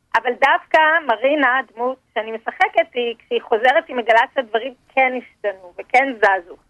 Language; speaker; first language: Hebrew; native; Hebrew